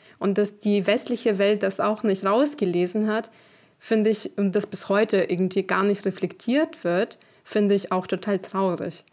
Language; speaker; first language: German; non-native, fluent; Ukrainian